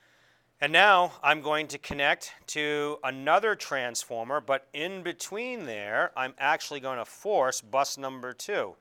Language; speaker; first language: English; native; English